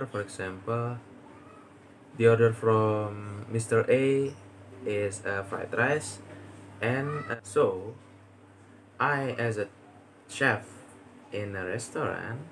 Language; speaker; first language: English; non-native, learner; Indonesian